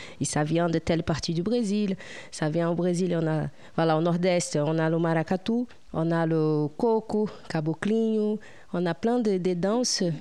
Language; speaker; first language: French; non-native, fluent; Portuguese